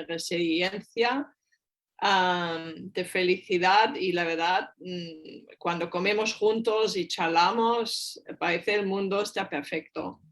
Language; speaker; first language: Spanish; non-native, fluent; German